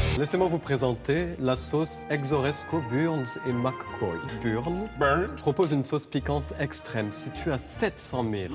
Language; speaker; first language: French; native; French